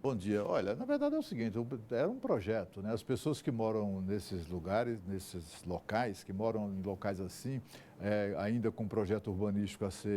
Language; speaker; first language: Portuguese; native; Portuguese